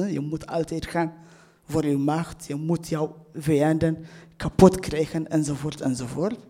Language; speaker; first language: Dutch; non-native, fluent; Tigrinya